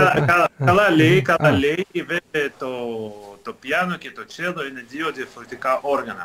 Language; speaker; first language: Greek; non-native, fluent; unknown